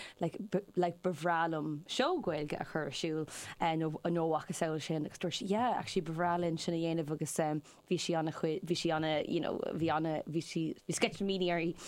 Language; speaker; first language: Irish; non-native, local second language; English